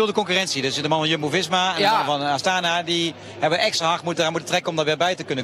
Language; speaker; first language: Dutch; native; Dutch